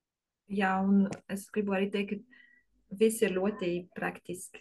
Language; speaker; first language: Latvian; non-native, learner; French